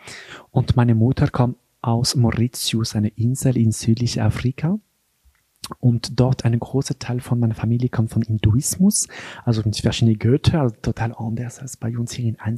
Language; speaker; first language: German; non-native, local second language; French